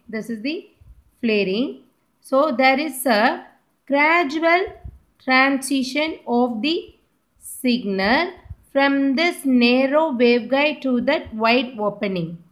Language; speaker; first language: English; non-native, local second language; Tamil